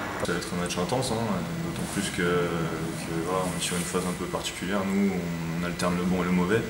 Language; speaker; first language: French; native; French